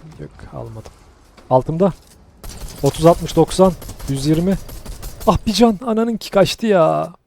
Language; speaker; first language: Turkish; native; Turkish